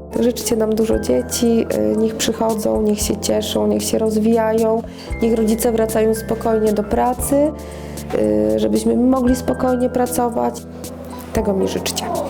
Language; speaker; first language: Polish; native; Polish